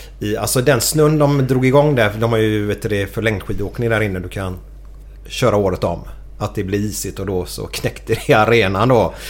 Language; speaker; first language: Swedish; native; Swedish